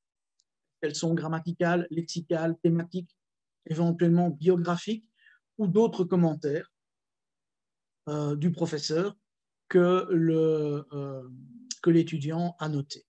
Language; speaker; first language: French; native; French